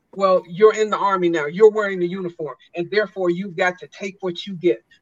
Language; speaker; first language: English; native; English